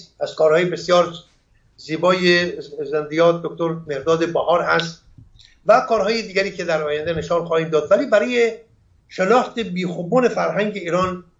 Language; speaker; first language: Persian; non-native, local second language; Armenian